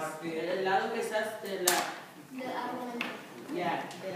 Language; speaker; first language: Spanish; early bilingual, heritage; Spanish